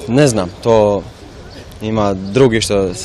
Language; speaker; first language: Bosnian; non-native, learner; Albanian